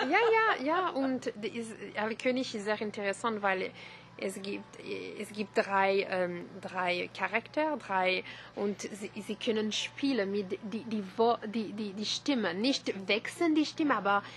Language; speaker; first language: German; non-native, learner; French